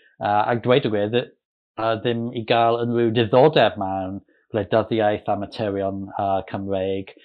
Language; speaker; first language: Welsh; non-native, local second language; English